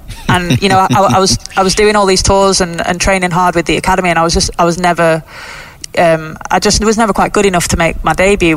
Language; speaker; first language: English; native; English